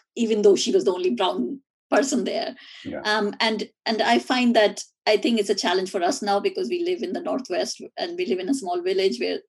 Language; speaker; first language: English; non-native, local second language; Hindi